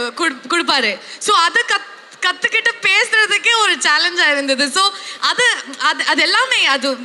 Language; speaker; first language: Tamil; non-native, learner; Kannada